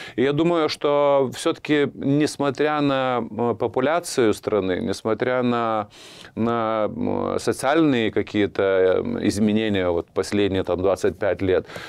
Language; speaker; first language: Russian; non-native, fluent; Lithuanian